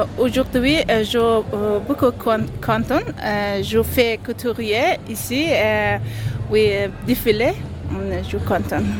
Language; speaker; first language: French; non-native, learner; Persian